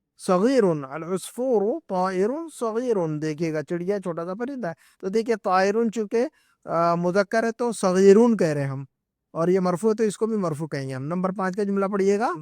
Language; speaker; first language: Urdu; native; Urdu